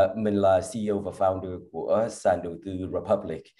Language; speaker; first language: Vietnamese; early bilingual, heritage; Vietnamese